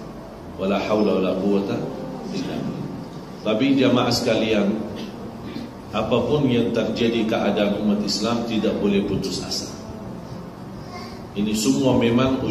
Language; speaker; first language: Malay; non-native, fluent; Arabic